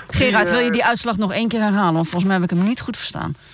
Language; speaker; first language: Dutch; native; Dutch